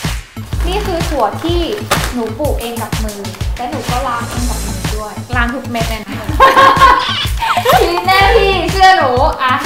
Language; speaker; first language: Thai; native; Thai